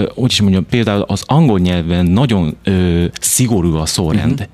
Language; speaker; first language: Hungarian; non-native, fluent; Japanese